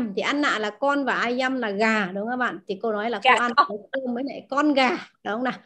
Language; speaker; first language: Vietnamese; native; Vietnamese